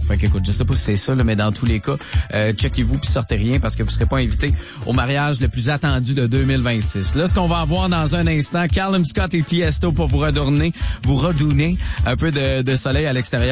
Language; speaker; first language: French; native; French